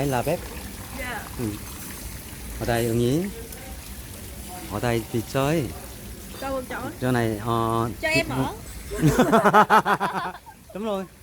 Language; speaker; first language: Vietnamese; non-native, learner; Korean